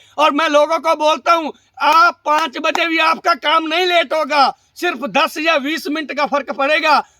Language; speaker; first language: Hindi; non-native, local second language; Punjabi